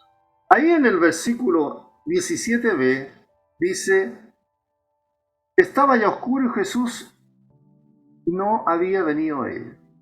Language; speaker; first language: Spanish; native; Spanish